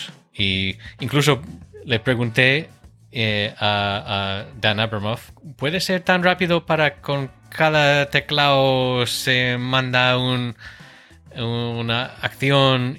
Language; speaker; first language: Spanish; non-native, fluent; English